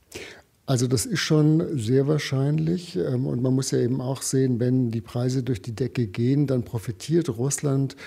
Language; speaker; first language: German; native; German